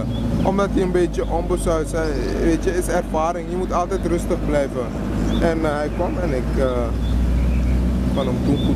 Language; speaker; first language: Dutch; early bilingual, other home language; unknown